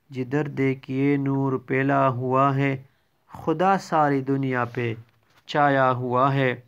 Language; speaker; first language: Urdu; non-native, local second language; Pashto